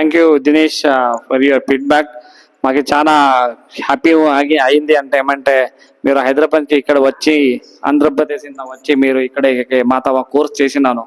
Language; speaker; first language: Telugu; non-native, learner; Hindi